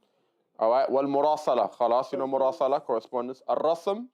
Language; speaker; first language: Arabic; non-native, fluent; English